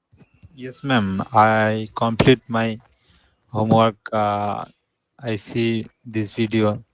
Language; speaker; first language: English; non-native, learner; Bangla